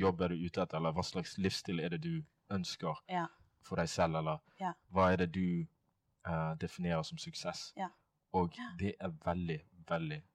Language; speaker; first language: Norwegian; non-native, fluent; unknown